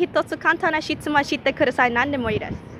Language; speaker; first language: Japanese; non-native, learner; English